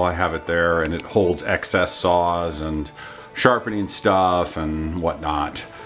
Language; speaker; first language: English; native; English